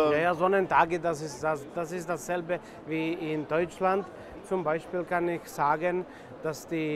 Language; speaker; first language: German; non-native, fluent; Czech